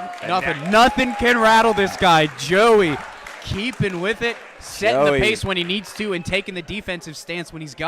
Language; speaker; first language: English; native; English